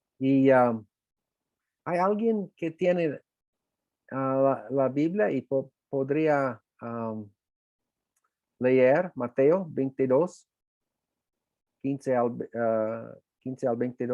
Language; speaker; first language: Spanish; non-native, fluent; English